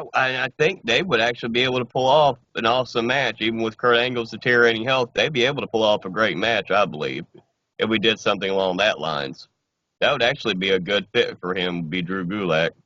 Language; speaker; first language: English; native; English